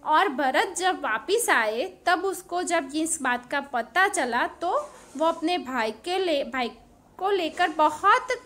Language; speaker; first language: Hindi; non-native, local second language; Gujarati